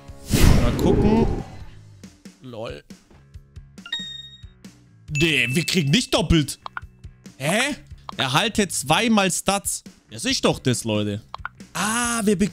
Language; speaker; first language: German; native; German